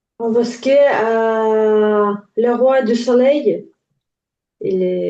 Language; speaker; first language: French; non-native, learner; Ukrainian